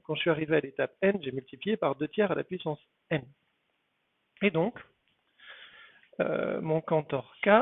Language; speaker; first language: French; native; French